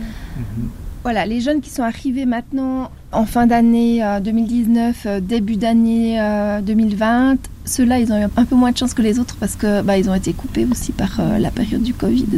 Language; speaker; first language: French; native; French